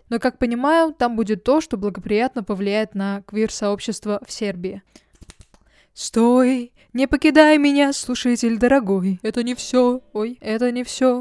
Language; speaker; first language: Russian; native; Russian